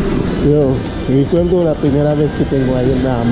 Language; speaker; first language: Spanish; non-native, learner; Haitian Creole